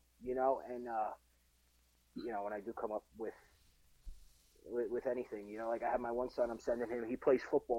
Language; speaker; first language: English; native; English